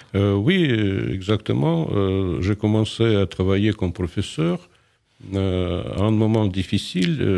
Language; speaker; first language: French; non-native, fluent; Russian